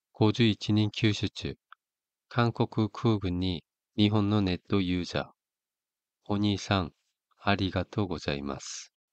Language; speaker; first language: Japanese; non-native, fluent; Korean